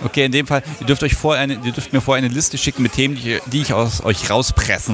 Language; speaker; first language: German; native; German